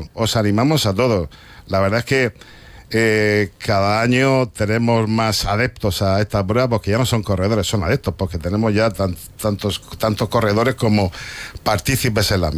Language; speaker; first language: Spanish; native; Spanish